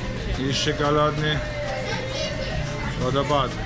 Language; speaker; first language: Russian; non-native, fluent; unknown